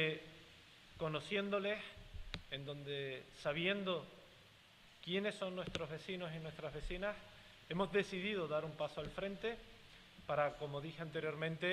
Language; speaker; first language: Spanish; native; Spanish